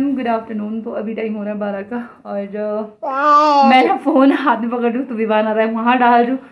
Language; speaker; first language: Hindi; non-native, local second language; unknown